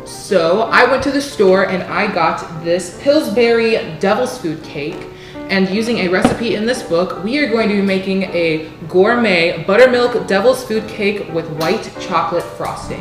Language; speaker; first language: English; native; English